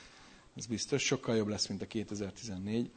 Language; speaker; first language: Hungarian; native; Hungarian